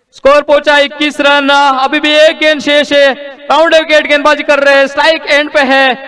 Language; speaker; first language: Hindi; non-native, local second language; Marathi